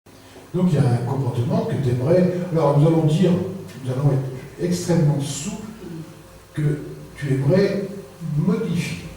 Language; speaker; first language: French; native; French